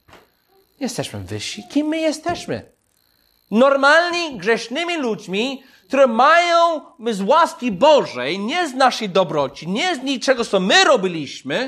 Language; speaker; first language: Polish; non-native, fluent; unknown